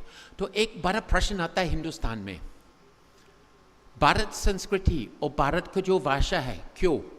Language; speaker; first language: Hindi; non-native, fluent; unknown